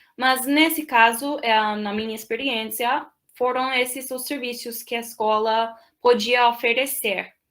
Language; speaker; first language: Portuguese; non-native, fluent; English